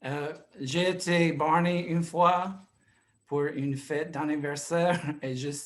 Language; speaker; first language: French; non-native, fluent; English